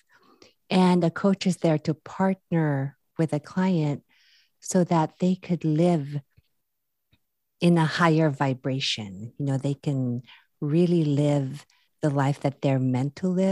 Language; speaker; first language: English; non-native, local second language; Filipino